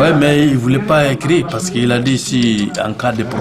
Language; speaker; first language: French; non-native, learner; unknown